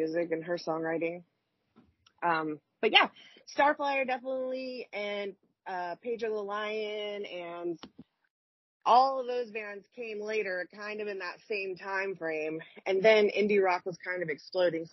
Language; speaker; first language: English; native; English